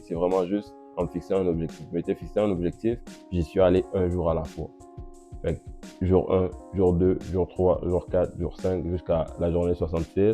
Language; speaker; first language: French; native; French